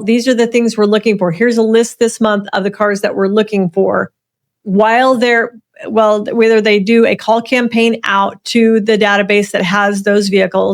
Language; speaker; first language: English; native; English